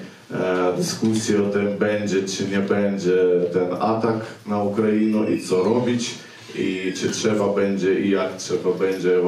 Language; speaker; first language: Polish; non-native, fluent; Ukrainian